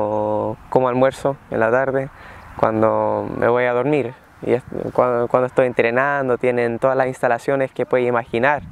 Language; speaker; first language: Spanish; early bilingual, heritage; Spanish